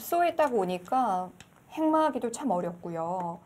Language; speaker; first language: Korean; native; Korean